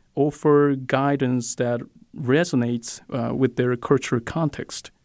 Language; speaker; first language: English; non-native, fluent; Korean